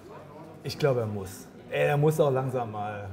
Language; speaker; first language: German; native; German